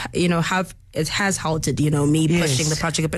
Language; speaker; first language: English; non-native, local second language; Zulu